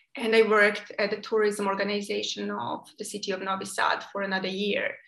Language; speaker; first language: English; non-native, fluent; Serbian